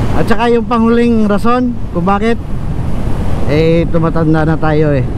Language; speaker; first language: Filipino; non-native, local second language; Cebuano